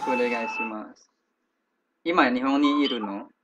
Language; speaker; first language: Japanese; non-native, learner; Indonesian